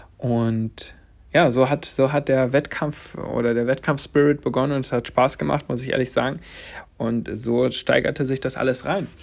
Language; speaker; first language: German; native; German